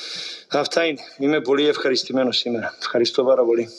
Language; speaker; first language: Greek; non-native, learner; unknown